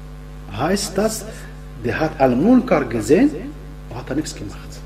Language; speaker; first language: German; non-native, fluent; Arabic